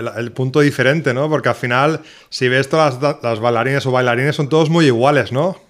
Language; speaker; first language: Spanish; native; Spanish